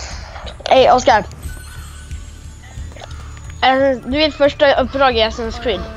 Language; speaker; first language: Swedish; native; Swedish